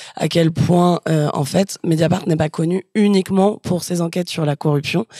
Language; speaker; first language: French; native; French